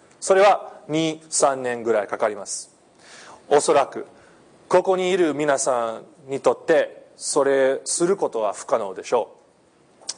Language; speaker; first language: Japanese; non-native, fluent; English